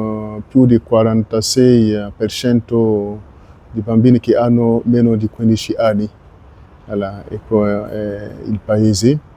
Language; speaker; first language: Italian; non-native, learner; French